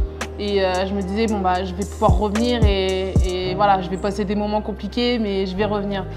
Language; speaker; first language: French; native; French